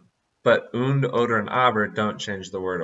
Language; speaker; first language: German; non-native, learner; English